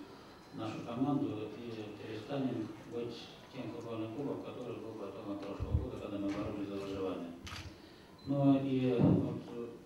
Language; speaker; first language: Russian; native; Russian